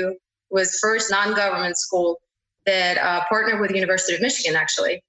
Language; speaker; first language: English; non-native, fluent; Uzbek